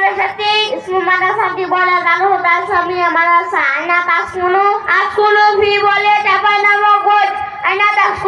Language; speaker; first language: Arabic; non-native, learner; Bangla